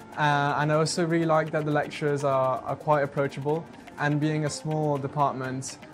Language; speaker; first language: English; non-native, fluent; Chinese